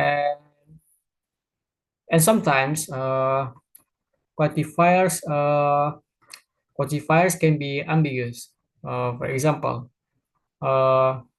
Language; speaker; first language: English; non-native, learner; Indonesian